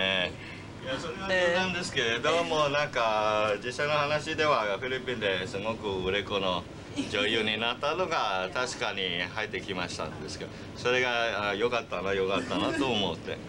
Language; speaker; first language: Japanese; non-native, fluent; Chinese